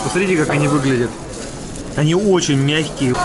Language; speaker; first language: Russian; native; Russian